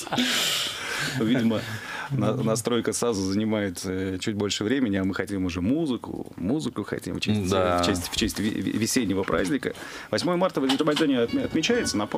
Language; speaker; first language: Russian; native; Russian